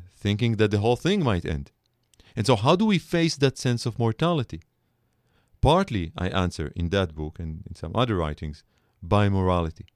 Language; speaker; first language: English; non-native, fluent; Hebrew